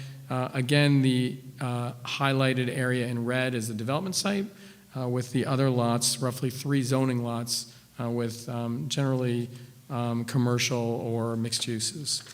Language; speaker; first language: English; native; English